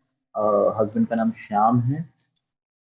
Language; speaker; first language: Hindi; native; Hindi